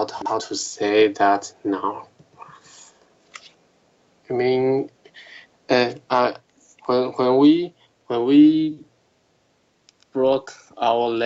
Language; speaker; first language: English; non-native, learner; Chinese